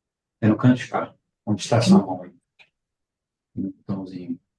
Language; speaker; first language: Portuguese; native; Portuguese